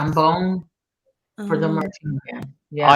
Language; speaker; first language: English; native; English